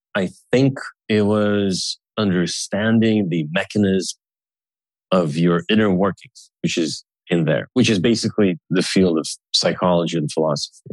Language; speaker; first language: English; early bilingual, other home language; Russian